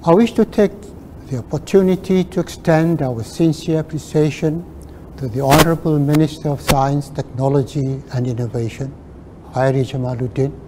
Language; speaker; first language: English; non-native, local second language; Malay